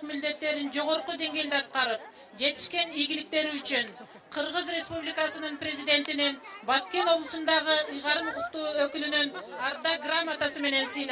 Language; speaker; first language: Kyrgyz; native; Kyrgyz